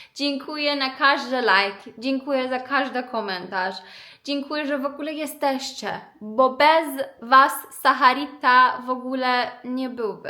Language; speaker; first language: Polish; non-native, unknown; Persian